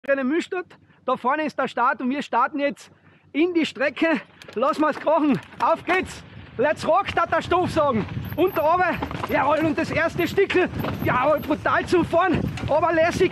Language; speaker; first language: German; native; German